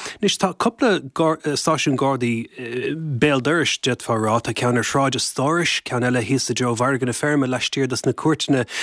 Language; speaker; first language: Irish; native; Irish